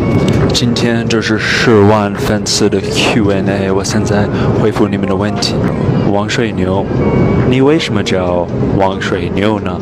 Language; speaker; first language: Chinese; non-native, fluent; English